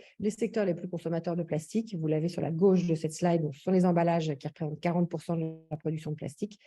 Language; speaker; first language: French; native; French